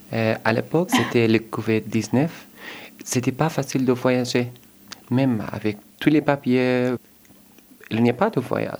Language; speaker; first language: French; non-native, learner; Arabic